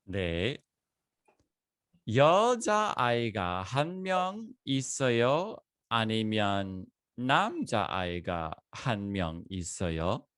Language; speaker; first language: Korean; non-native, fluent; English